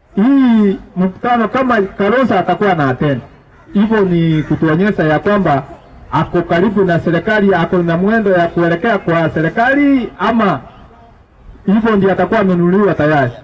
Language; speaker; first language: Swahili; native; Swahili